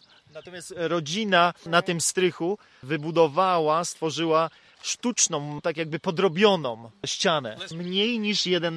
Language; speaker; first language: Polish; native; Polish